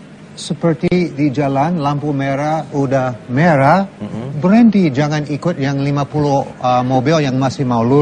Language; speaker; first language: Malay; non-native, fluent; English